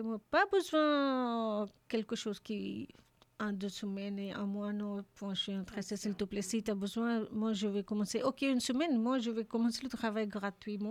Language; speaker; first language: French; non-native, learner; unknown